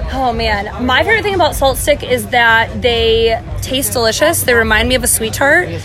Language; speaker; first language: English; native; English